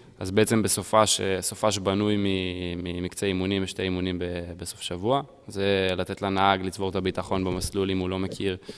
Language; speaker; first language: Hebrew; early bilingual, heritage; Hebrew